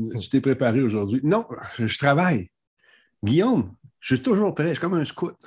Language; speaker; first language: French; native; French